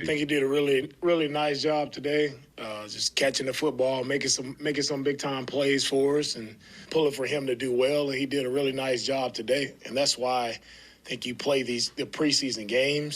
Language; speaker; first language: English; native; English